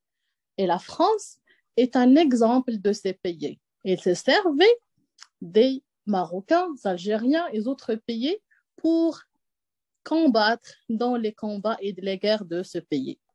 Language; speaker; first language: French; non-native, fluent; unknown